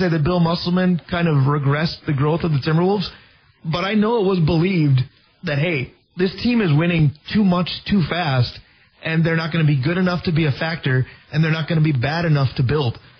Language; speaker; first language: English; native; English